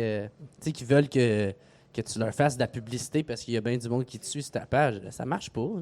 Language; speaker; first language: French; native; French